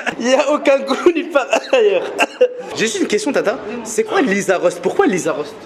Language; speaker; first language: French; early bilingual, other home language; Arabic